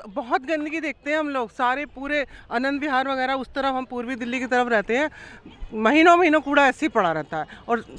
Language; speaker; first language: Hindi; native; Hindi